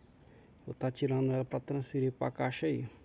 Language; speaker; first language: Portuguese; native; Portuguese